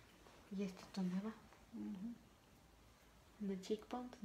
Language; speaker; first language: Spanish; early bilingual, heritage; English